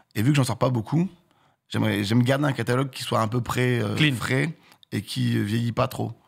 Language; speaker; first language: French; native; French